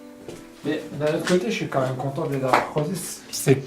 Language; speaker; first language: French; native; French